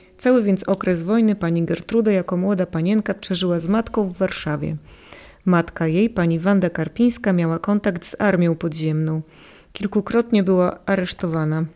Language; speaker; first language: Polish; native; Polish